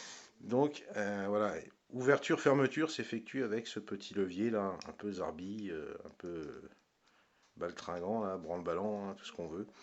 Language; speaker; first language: French; native; French